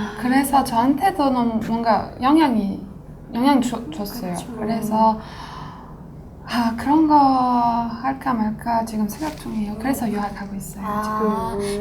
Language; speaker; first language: Korean; non-native, fluent; French